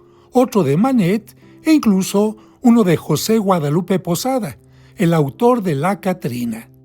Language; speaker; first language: Spanish; native; Spanish